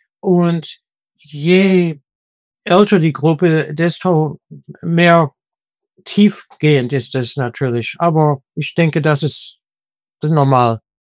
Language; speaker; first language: German; non-native, fluent; English